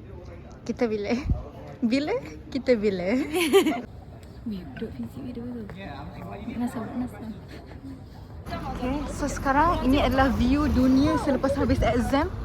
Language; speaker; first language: Malay; native; Malay